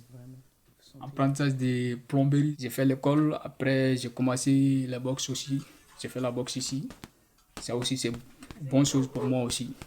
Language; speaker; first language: French; non-native, learner; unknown